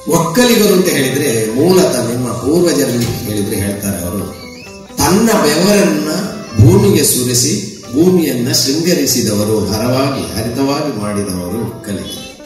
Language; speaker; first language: Kannada; non-native, local second language; Tulu